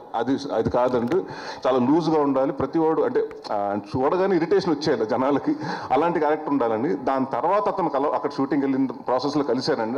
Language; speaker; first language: Telugu; native; Telugu